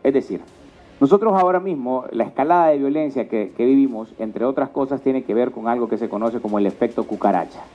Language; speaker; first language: Spanish; native; Spanish